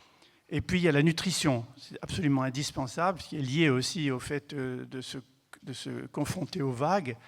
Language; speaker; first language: French; native; French